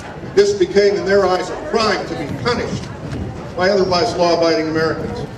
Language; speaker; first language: English; native; English